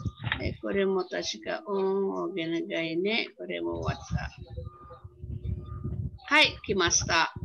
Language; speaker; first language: Japanese; non-native, fluent; Filipino